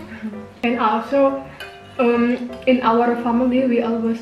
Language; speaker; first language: English; non-native, learner; Indonesian